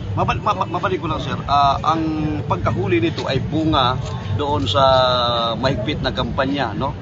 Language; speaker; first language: Filipino; non-native, local second language; Cebuano